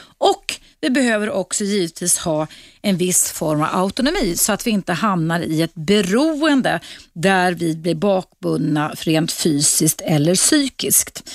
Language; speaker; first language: Swedish; native; Swedish